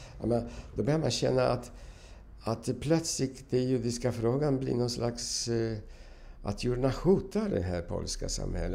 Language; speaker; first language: Swedish; non-native, fluent; Polish